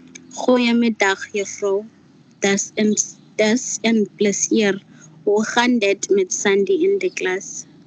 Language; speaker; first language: Dutch; non-native, learner; Afrikaans